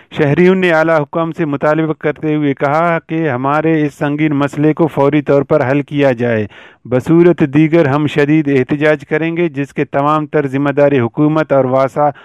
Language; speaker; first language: Urdu; non-native, local second language; Baluchi